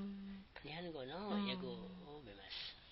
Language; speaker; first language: Japanese; non-native, learner; Nepali